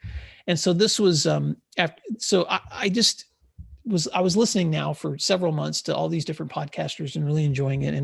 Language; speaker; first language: English; native; English